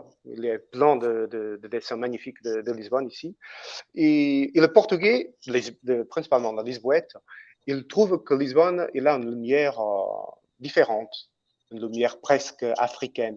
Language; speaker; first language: French; non-native, fluent; Portuguese